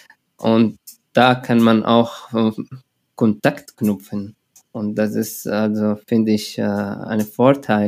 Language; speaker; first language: German; non-native, learner; Arabic